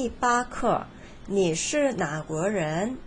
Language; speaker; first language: Chinese; non-native, fluent; Korean